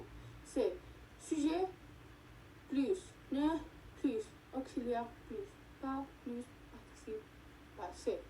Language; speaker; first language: French; non-native, learner; Spanish